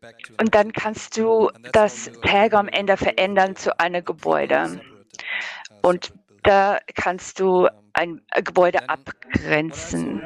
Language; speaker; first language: German; non-native, learner; English